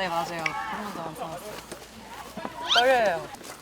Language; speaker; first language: Korean; non-native, fluent; English